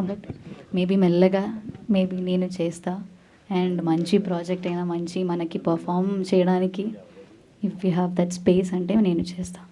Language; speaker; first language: Telugu; non-native, learner; Malayalam